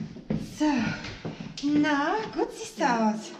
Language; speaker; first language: German; native; German